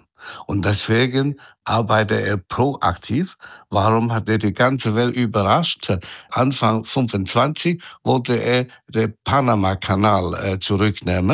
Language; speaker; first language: German; non-native, fluent; Chinese